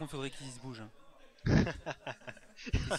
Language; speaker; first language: French; native; French